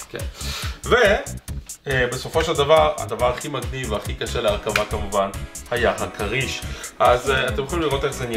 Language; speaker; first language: Hebrew; native; Hebrew